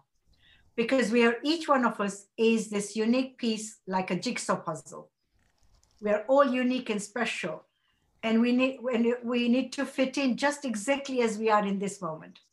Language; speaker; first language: English; non-native, local second language; Gujarati